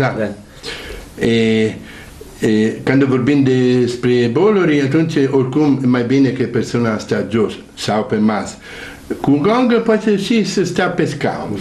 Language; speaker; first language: Romanian; non-native, learner; Italian